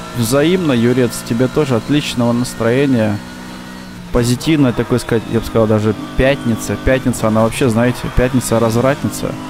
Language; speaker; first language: Russian; native; Russian